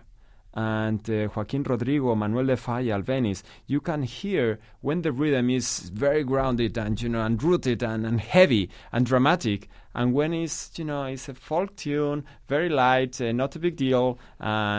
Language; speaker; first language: English; non-native, fluent; Spanish